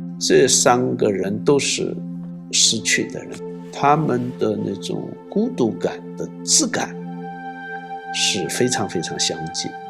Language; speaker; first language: Chinese; non-native, local second language; Korean